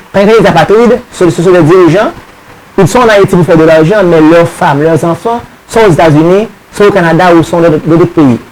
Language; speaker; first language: French; non-native, local second language; Haitian Creole